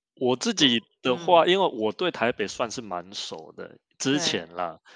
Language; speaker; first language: Chinese; non-native, local second language; Min Nan Chinese